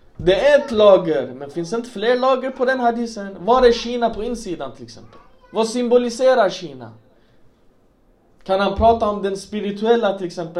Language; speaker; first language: Swedish; non-native, local second language; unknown